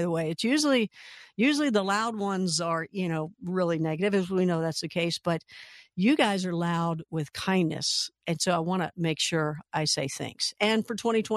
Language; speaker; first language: English; native; English